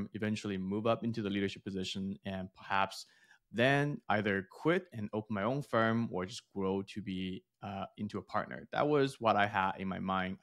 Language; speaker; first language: English; early bilingual, other home language; Chinese